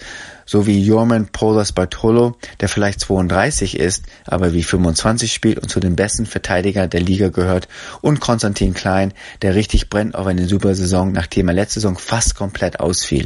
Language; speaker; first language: German; native; German